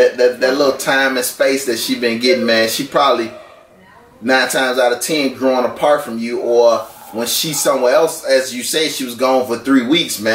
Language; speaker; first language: English; native; English